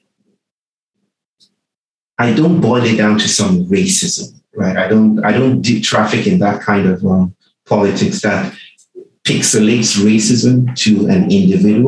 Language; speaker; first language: English; non-native, local second language; Yoruba